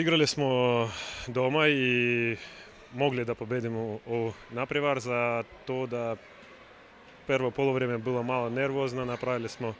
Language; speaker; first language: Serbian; non-native, learner; Russian